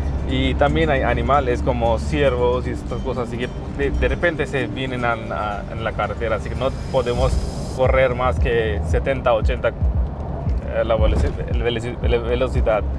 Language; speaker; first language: Spanish; non-native, fluent; Hindi